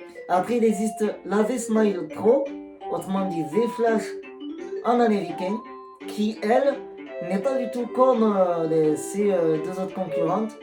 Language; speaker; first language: French; native; French